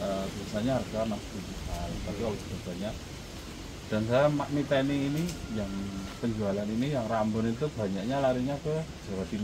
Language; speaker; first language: Indonesian; non-native, local second language; Javanese